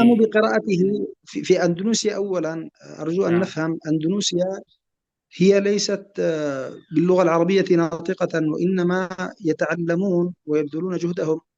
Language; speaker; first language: Arabic; native; Arabic